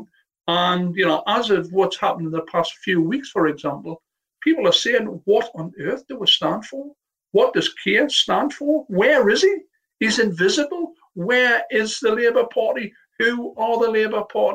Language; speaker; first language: English; native; English